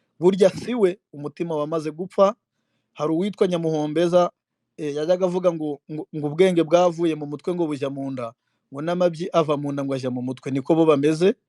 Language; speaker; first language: Kinyarwanda; native; Kinyarwanda